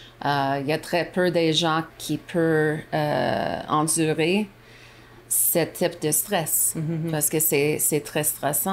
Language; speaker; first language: French; non-native, local second language; English